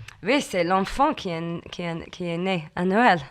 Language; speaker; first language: French; non-native, fluent; English